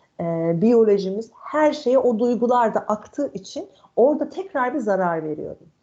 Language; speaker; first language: Turkish; native; Turkish